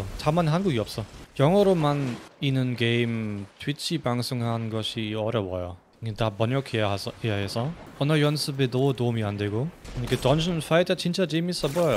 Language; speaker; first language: Korean; non-native, fluent; German